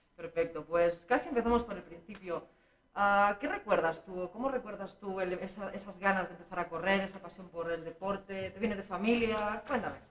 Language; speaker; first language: Spanish; native; Spanish